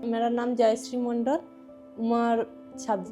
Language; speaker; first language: Hindi; non-native, local second language; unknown